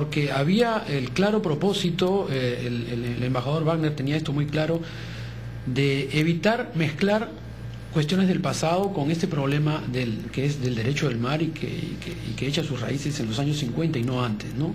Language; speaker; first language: Spanish; native; Spanish